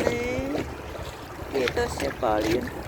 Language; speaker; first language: Finnish; non-native, learner; Thai